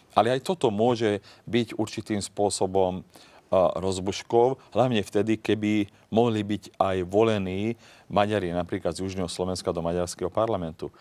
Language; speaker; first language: Slovak; non-native, local second language; Hungarian